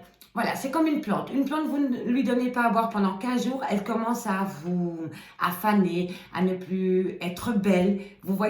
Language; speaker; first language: French; native; French